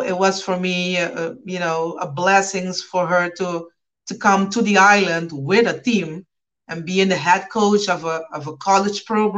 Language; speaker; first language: English; non-native, fluent; Papiamento